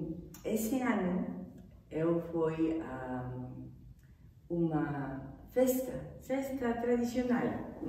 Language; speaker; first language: Portuguese; non-native, fluent; Spanish